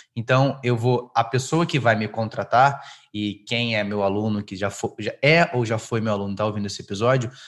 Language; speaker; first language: Portuguese; native; Portuguese